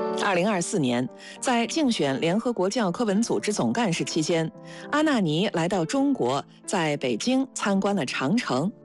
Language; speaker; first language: Chinese; native; Chinese